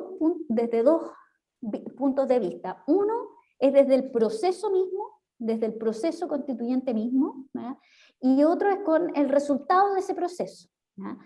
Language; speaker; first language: Spanish; native; Spanish